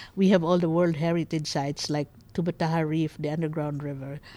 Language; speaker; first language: English; non-native, local second language; Bikol